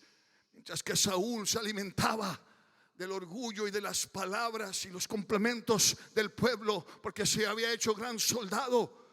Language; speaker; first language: Spanish; early bilingual, heritage; Spanish